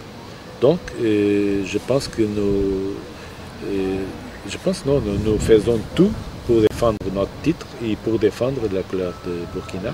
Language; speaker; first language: French; non-native, fluent; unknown